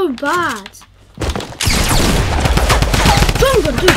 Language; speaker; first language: English; native; English